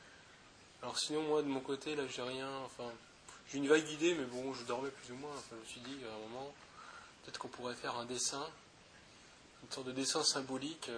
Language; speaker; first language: French; native; French